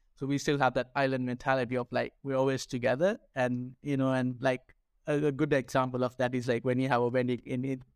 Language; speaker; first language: English; non-native, local second language; Sinhala